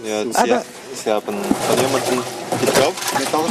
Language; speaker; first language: German; non-native, learner; Mongolian